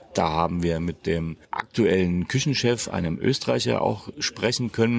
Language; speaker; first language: German; native; German